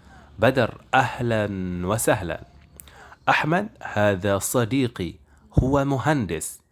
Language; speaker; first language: Arabic; non-native, fluent; Indonesian